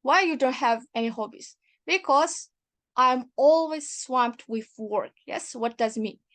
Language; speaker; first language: English; non-native, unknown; Kazakh